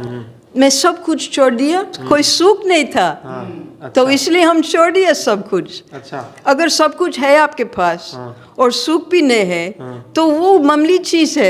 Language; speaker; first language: Hindi; non-native, fluent; English